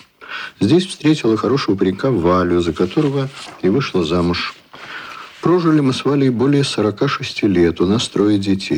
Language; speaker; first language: Russian; native; Russian